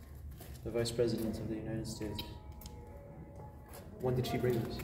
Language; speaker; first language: English; non-native, fluent; French